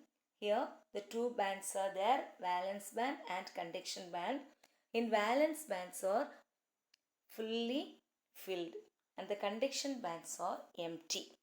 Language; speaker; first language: English; non-native, local second language; Tamil